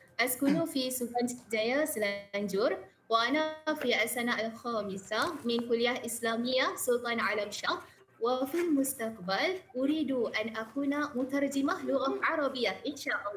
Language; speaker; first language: Arabic; non-native, learner; Malay